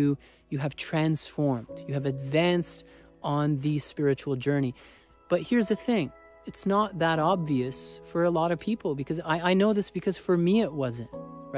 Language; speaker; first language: English; native; English